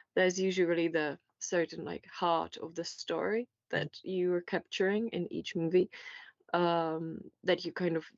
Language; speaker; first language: English; non-native, fluent; Czech